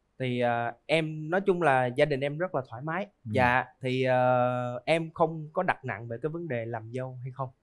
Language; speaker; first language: Vietnamese; native; Vietnamese